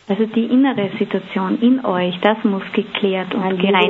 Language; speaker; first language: German; native; German